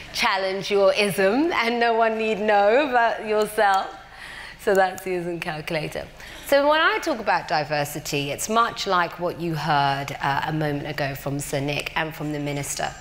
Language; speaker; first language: English; native; English